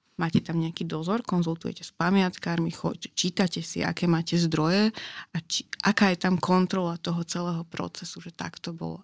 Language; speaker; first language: Slovak; native; Slovak